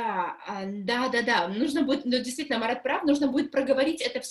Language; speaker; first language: Russian; native; Russian